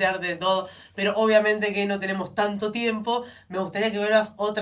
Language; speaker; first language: Spanish; native; Spanish